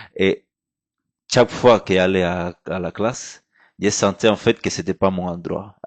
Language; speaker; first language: French; non-native, fluent; Spanish